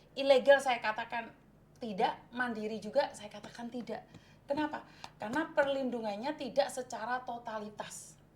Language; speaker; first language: Indonesian; non-native, local second language; Javanese